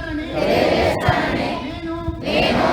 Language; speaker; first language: Telugu; native; Telugu